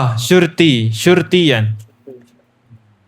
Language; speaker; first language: Arabic; non-native, learner; Indonesian